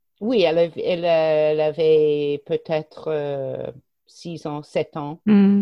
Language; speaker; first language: French; non-native, fluent; English